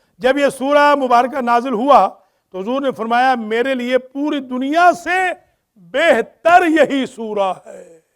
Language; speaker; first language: Urdu; non-native, local second language; Punjabi